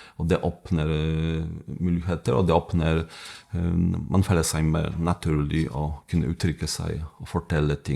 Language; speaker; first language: Norwegian; non-native, fluent; Polish